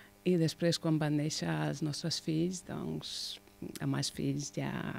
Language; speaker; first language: Catalan; non-native, fluent; Hungarian